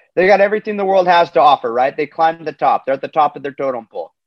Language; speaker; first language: English; native; English